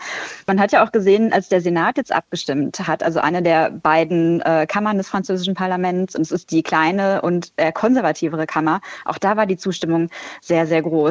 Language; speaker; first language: German; native; German